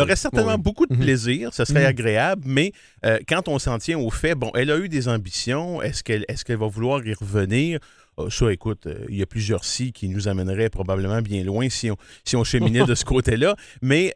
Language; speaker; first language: French; native; French